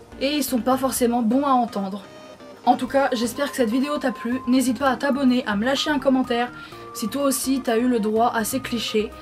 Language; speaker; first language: French; early bilingual, other home language; Portuguese